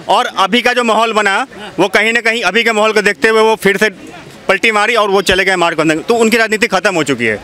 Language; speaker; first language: Hindi; native; Hindi